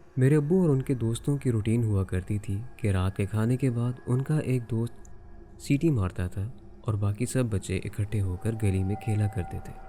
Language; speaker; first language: Urdu; native; Urdu